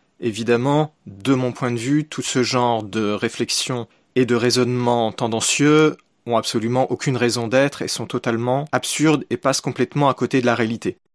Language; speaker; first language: French; native; French